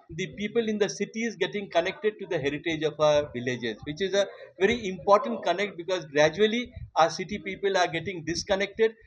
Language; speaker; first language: English; non-native, local second language; Bangla